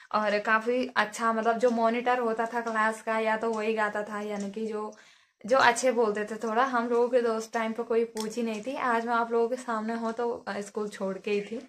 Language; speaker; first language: Hindi; native; Hindi